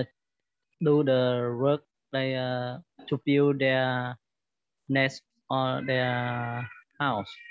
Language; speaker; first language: English; non-native, learner; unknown